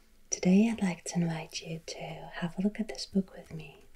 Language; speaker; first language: English; non-native, fluent; German